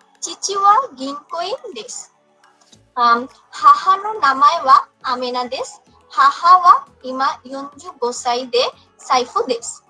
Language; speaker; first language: Japanese; non-native, learner; Bangla